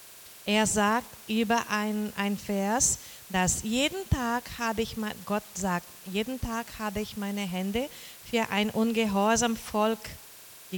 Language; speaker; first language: German; non-native, learner; Portuguese